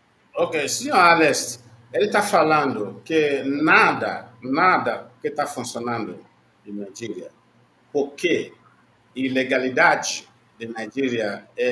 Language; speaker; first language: Portuguese; non-native, learner; Igbo